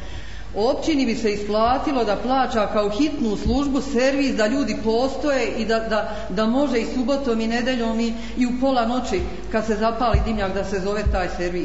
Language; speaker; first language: Croatian; native; Croatian